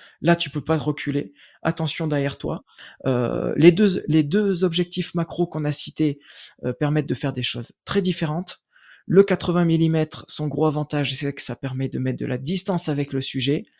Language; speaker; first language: French; native; French